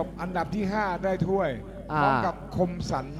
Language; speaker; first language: Thai; native; Thai